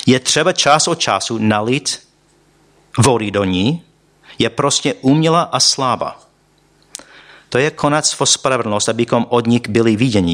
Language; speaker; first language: Czech; non-native, fluent; English